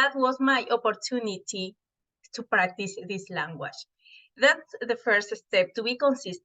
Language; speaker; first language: English; non-native, fluent; Spanish